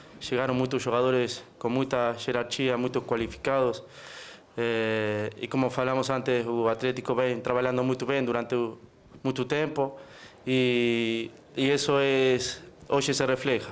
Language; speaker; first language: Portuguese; non-native, learner; Spanish